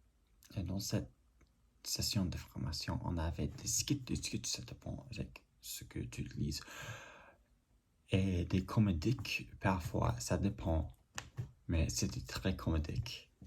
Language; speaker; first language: French; non-native, learner; English